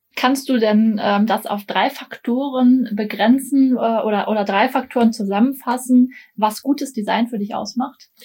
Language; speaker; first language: German; native; German